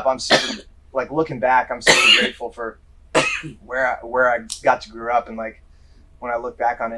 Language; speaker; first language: English; native; English